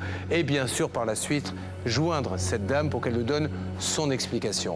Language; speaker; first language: French; native; French